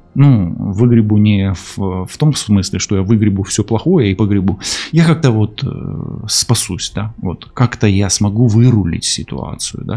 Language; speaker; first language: Russian; non-native, local second language; Ukrainian